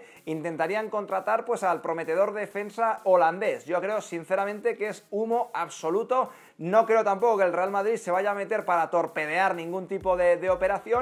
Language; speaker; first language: Spanish; native; Spanish